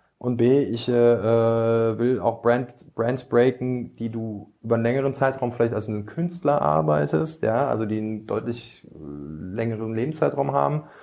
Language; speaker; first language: German; early bilingual, other home language; Bosnian